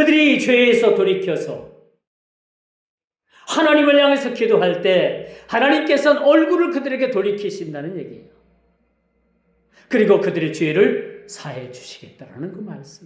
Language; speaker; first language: Korean; native; Korean